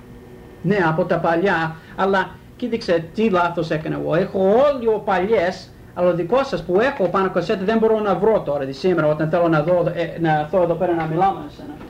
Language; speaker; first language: Greek; early bilingual, heritage; Greek